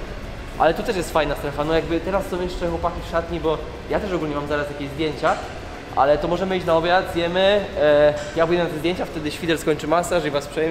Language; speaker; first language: Polish; native; Polish